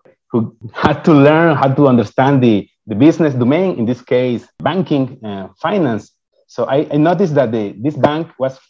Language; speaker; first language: English; non-native, fluent; Spanish